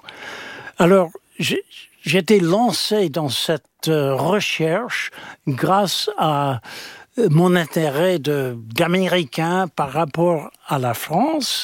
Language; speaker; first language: French; non-native, fluent; English